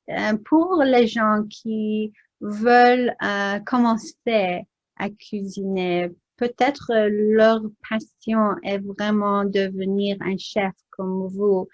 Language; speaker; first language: French; non-native, learner; English